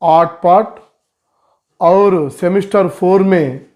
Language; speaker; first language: Hindi; non-native, local second language; Telugu